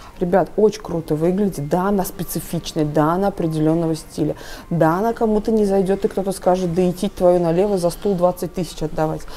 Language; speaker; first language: Russian; native; Russian